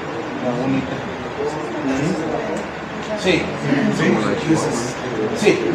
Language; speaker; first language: Spanish; native; Spanish